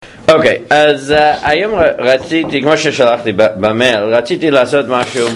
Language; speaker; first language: Hebrew; non-native, fluent; English